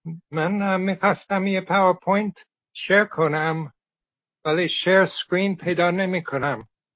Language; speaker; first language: Persian; non-native, fluent; English